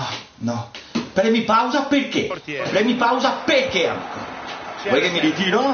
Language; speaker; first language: Italian; native; Italian